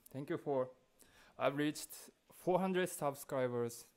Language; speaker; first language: English; non-native, learner; Japanese